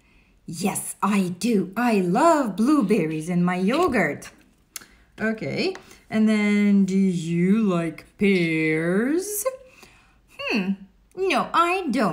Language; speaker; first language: English; non-native, fluent; Russian